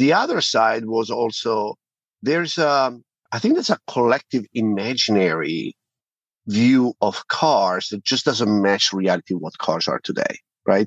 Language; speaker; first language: English; non-native, fluent; Italian